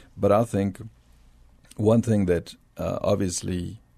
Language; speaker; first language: English; early bilingual, other home language; Spanish